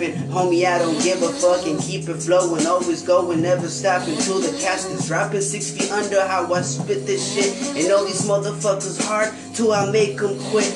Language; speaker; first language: English; non-native, fluent; Spanish